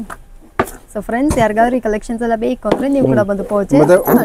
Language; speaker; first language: Kannada; native; Kannada